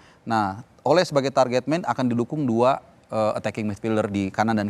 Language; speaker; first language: Indonesian; native; Indonesian